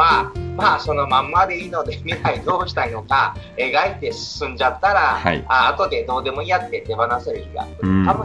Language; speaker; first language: Japanese; native; Japanese